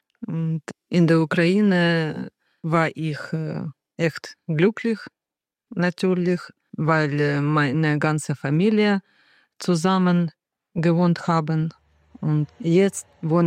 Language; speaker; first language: German; non-native, learner; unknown